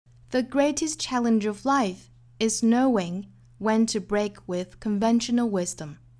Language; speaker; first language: English; non-native, fluent; Chinese